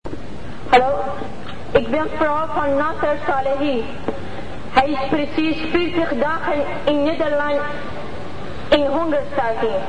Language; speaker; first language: Dutch; non-native, learner; Persian